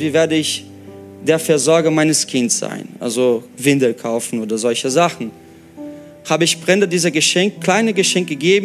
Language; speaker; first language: German; non-native, fluent; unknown